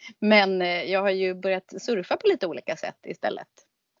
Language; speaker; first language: Swedish; native; Swedish